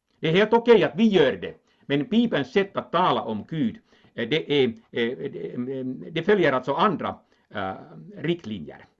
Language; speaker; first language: Swedish; non-native, local second language; Finnish